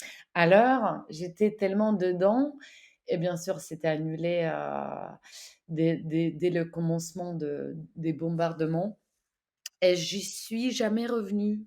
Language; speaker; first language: French; non-native, fluent; Ukrainian